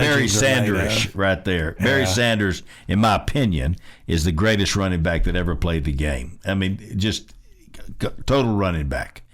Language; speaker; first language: English; native; English